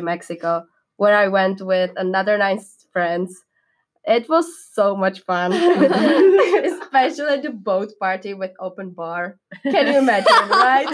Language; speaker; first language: English; non-native, fluent; Czech